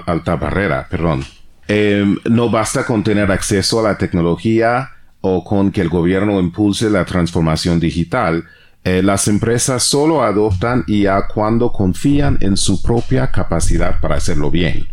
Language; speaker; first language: Spanish; non-native, fluent; English